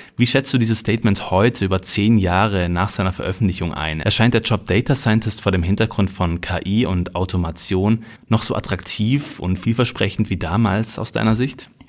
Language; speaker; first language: German; native; German